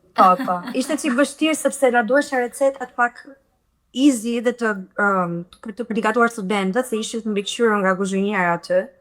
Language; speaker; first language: Albanian; early bilingual, heritage; Albanian